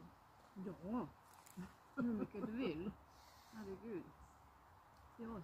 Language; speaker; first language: Swedish; non-native, learner; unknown